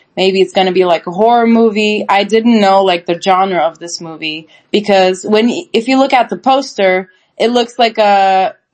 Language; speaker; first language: English; non-native, fluent; Turkish